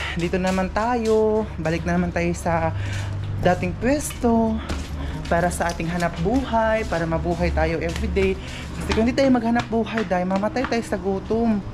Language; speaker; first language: Filipino; non-native, local second language; Cebuano